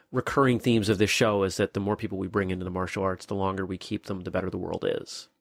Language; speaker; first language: English; native; English